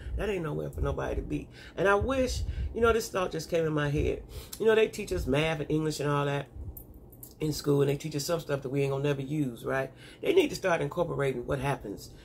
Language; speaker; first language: English; native; English